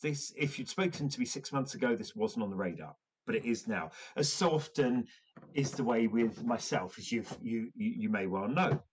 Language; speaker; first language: English; native; English